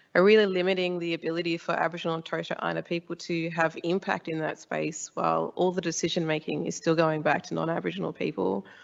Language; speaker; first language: English; native; English